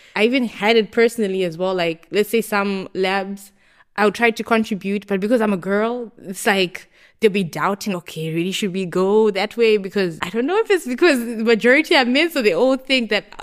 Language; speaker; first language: English; non-native, local second language; Shona